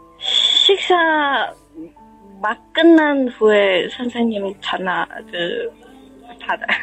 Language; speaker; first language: Korean; non-native, learner; Chinese